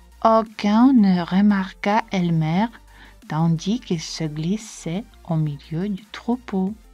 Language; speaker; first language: French; non-native, fluent; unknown